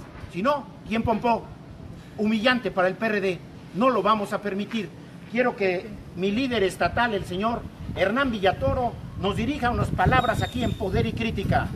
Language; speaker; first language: Spanish; native; Spanish